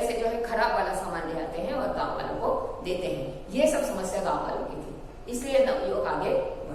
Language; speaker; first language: Hindi; non-native, local second language; Gujarati